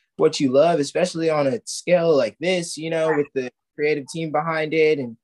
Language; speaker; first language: English; native; English